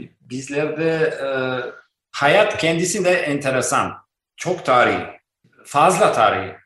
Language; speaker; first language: Turkish; non-native, learner; Albanian